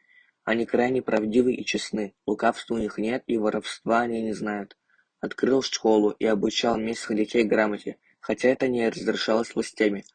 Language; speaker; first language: Russian; non-native, local second language; Yakut